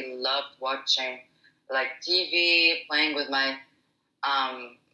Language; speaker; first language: English; non-native, fluent; Arabic